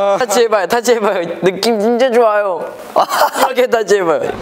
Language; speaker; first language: Korean; non-native, learner; Chinese